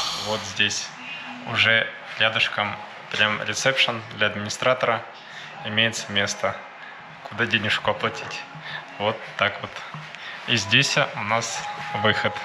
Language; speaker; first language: Russian; native; Russian